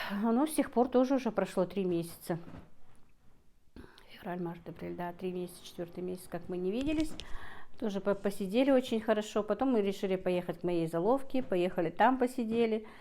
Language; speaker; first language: Russian; non-native, local second language; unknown